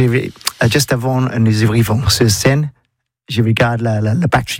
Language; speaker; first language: French; non-native, learner; English